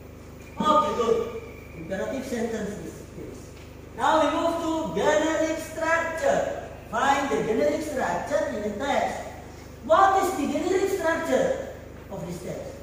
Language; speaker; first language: English; non-native, fluent; Indonesian